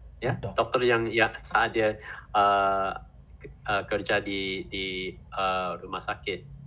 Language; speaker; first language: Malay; non-native, fluent; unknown